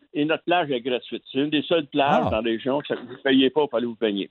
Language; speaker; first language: French; native; French